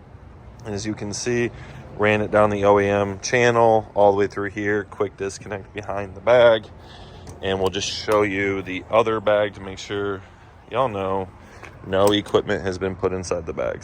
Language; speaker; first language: English; native; English